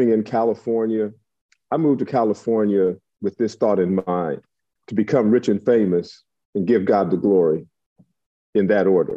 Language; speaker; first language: English; native; English